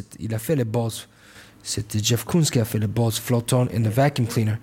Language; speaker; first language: French; non-native, learner; English